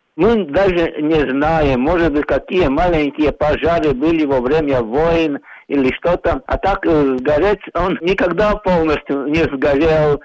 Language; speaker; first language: Russian; non-native, local second language; Latvian